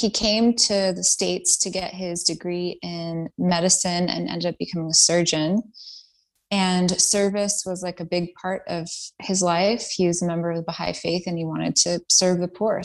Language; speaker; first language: English; early bilingual, other home language; Persian